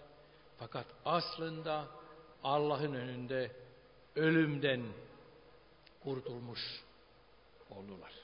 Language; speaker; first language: Turkish; non-native, fluent; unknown